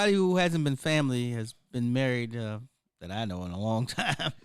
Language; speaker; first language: English; native; English